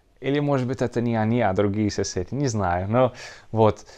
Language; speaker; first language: Russian; non-native, learner; Dutch